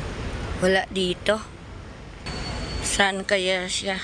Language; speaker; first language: Filipino; non-native, local second language; Cebuano